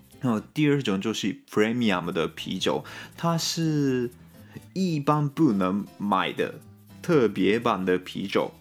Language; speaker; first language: Chinese; non-native, fluent; Japanese